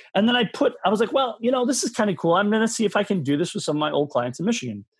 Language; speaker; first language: English; native; English